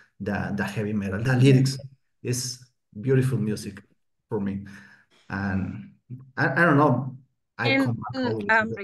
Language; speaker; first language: English; non-native, learner; Spanish